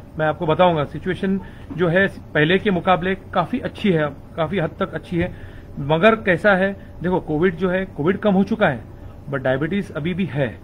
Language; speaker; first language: Hindi; non-native, local second language; Marathi